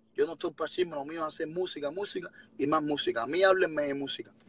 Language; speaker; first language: Spanish; native; Spanish